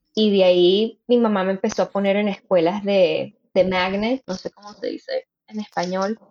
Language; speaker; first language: Spanish; native; Spanish